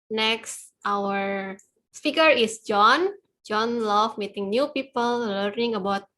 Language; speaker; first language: English; non-native, fluent; Dutch